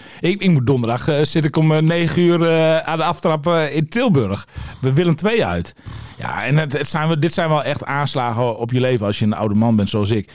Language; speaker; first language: Dutch; native; Dutch